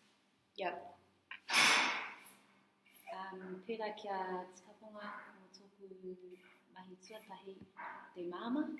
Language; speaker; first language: Māori; non-native, learner; English